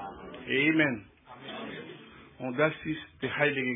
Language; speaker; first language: German; non-native, learner; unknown